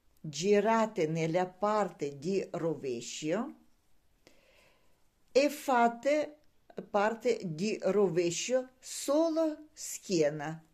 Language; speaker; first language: Italian; non-native, learner; Russian